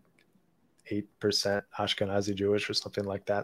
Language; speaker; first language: English; native; English